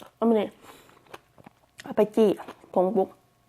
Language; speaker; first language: Thai; native; Thai